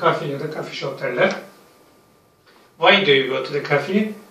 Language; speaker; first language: English; non-native, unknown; Turkish